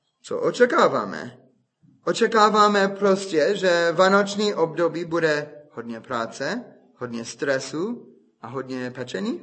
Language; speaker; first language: Czech; non-native, fluent; English